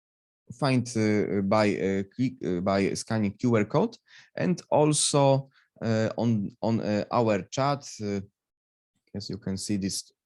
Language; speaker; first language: English; non-native, fluent; Polish